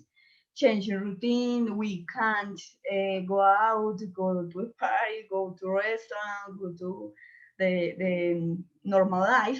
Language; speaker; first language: English; non-native, learner; Spanish